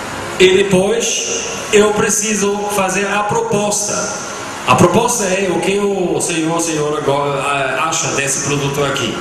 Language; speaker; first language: Portuguese; non-native, fluent; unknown